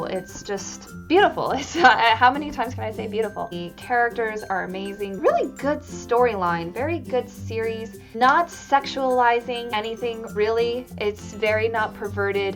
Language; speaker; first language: English; native; English